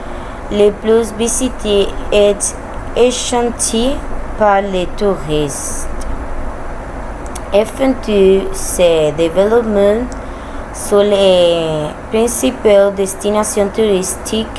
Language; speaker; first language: French; non-native, learner; Spanish